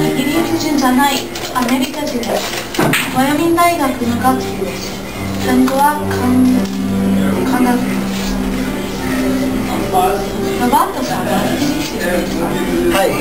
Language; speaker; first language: Japanese; non-native, learner; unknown